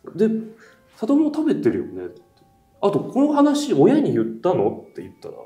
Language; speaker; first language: Japanese; native; Japanese